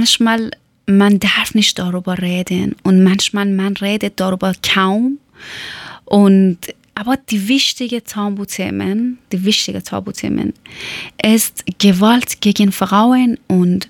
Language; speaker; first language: German; non-native, learner; Persian